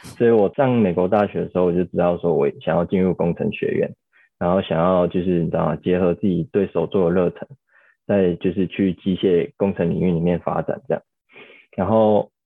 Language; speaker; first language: Chinese; native; Chinese